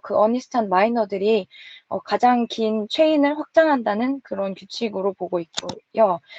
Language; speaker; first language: Korean; native; Korean